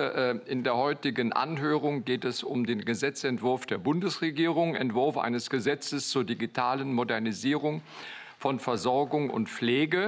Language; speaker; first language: German; native; German